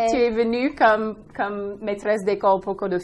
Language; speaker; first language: French; non-native, local second language; English